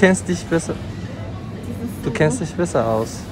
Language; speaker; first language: German; non-native, fluent; Turkish